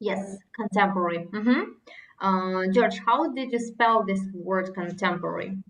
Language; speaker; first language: English; non-native, fluent; Russian